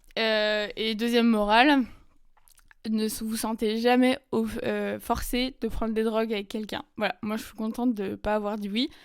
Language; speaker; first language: French; native; French